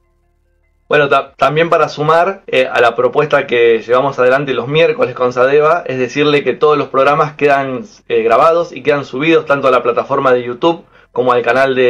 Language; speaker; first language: Spanish; native; Spanish